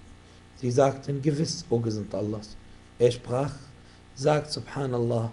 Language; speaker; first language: German; non-native, fluent; Arabic